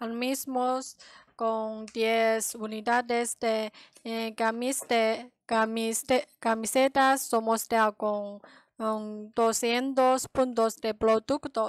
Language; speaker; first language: Spanish; non-native, learner; Chinese